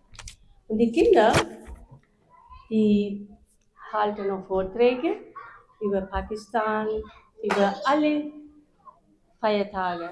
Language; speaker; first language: German; non-native, fluent; Urdu